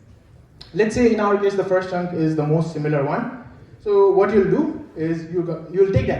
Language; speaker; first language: English; non-native, local second language; Nepali